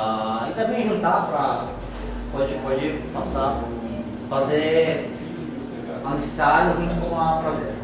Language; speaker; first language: Portuguese; non-native, learner; Russian